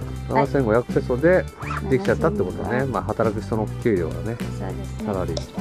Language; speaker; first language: Japanese; native; Japanese